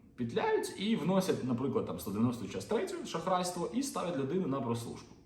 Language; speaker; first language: Ukrainian; non-native, local second language; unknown